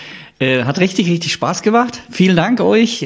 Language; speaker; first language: German; native; German